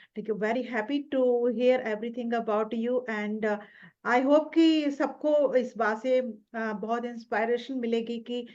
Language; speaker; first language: Hindi; non-native, local second language; Punjabi